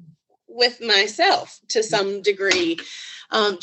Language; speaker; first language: English; native; English